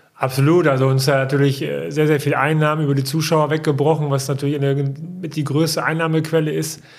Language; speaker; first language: German; native; German